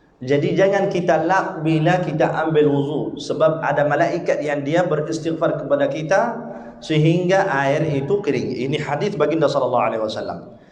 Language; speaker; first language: Malay; non-native, fluent; Arabic